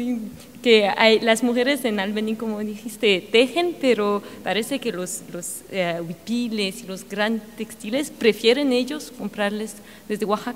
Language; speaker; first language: Spanish; non-native, fluent; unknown